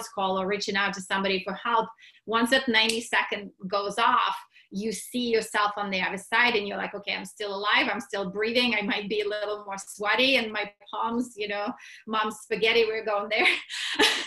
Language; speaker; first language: English; non-native, fluent; Russian